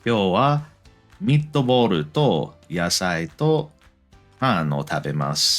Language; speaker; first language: Japanese; non-native, learner; English